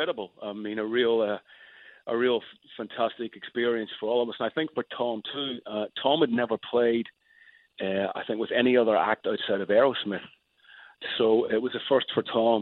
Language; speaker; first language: English; native; English